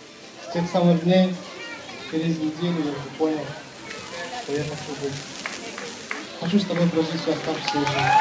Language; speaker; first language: Russian; native; Russian